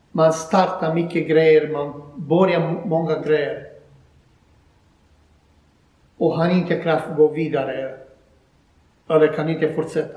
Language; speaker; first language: Swedish; non-native, learner; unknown